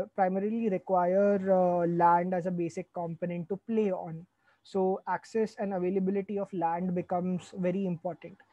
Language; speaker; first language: English; non-native, local second language; Hindi